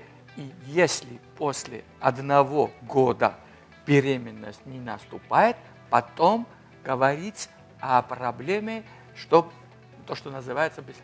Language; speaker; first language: Russian; non-native, fluent; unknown